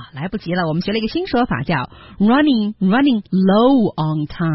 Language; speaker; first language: Chinese; native; Chinese